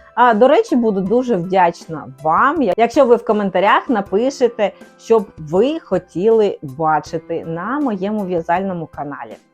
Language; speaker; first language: Ukrainian; non-native, local second language; Russian